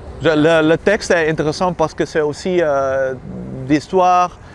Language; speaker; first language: French; non-native, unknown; Dutch